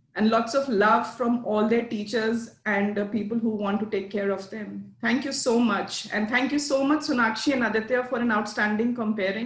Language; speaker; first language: English; non-native, local second language; Hindi